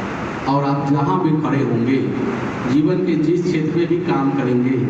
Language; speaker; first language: Hindi; native; Hindi